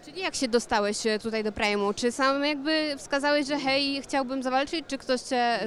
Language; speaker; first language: Polish; native; Polish